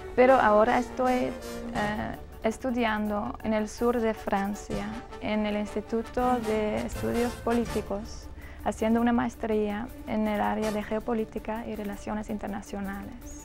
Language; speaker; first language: Spanish; non-native, fluent; Dutch